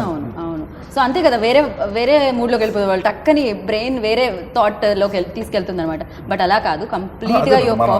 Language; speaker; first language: Telugu; native; Telugu